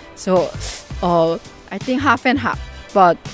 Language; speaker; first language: English; non-native, learner; Korean